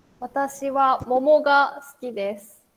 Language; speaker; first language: Japanese; non-native, learner; Malay